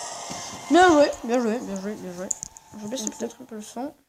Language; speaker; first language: French; native; French